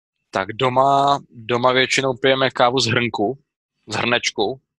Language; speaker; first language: Czech; native; Czech